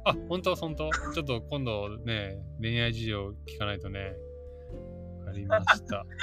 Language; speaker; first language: Japanese; native; Japanese